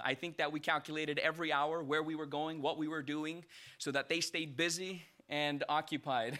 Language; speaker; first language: English; early bilingual, other home language; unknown